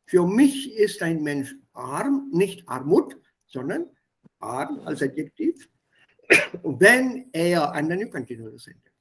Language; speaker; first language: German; non-native, fluent; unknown